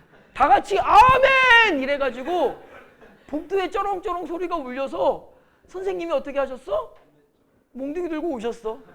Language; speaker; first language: Korean; native; Korean